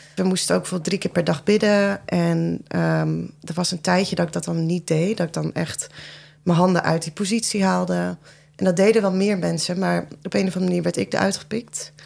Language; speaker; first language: Dutch; early bilingual, other home language; Persian